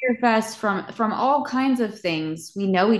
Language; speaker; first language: English; native; English